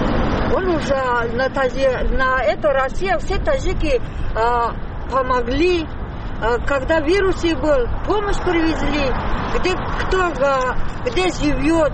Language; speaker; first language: Russian; non-native, learner; Tajik